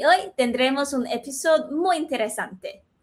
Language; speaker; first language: Spanish; non-native, fluent; Chinese